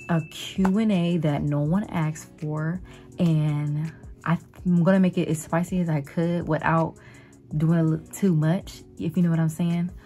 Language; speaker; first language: English; native; English